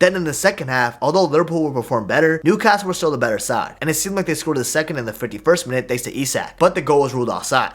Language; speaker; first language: English; native; English